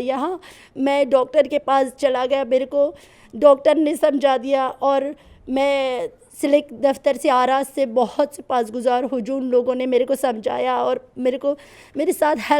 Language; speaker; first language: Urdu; non-native, learner; Persian